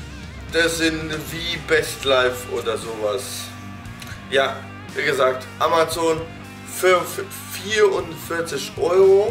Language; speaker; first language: German; non-native, fluent; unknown